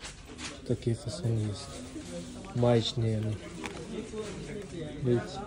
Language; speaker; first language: Russian; non-native, fluent; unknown